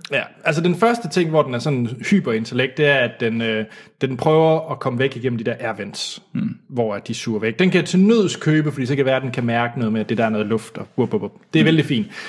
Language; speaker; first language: Danish; native; Danish